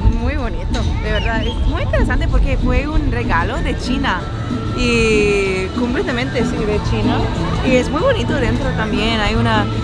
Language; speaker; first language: Spanish; non-native, fluent; English